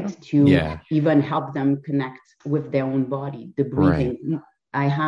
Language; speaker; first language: English; non-native, fluent; French